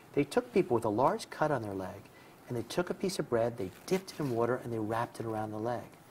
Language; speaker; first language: English; native; English